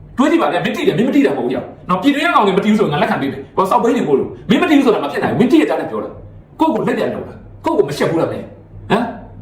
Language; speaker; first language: Burmese; native; Burmese